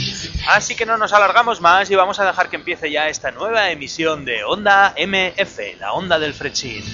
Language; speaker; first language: Spanish; native; Spanish